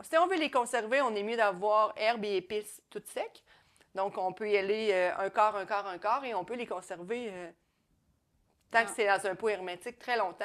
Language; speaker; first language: French; native; French